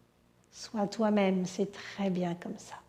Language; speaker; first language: French; native; French